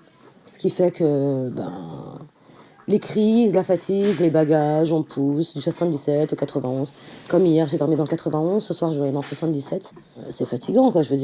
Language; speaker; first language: French; native; French